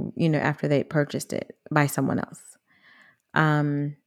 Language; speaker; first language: English; native; English